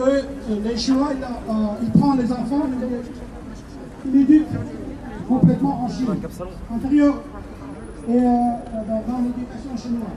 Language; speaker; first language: French; non-native, fluent; Uyghur